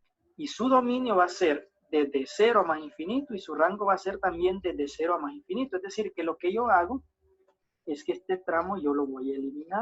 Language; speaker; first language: Spanish; native; Spanish